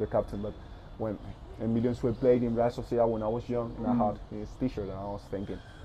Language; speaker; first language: English; early bilingual, other home language; Spanish